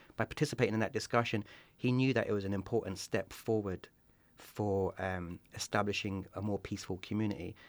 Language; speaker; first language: English; native; English